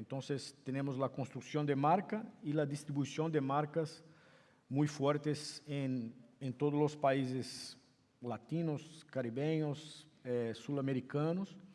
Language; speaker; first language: Spanish; non-native, fluent; Portuguese